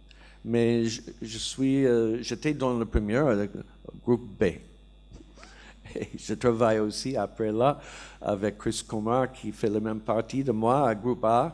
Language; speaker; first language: French; non-native, learner; English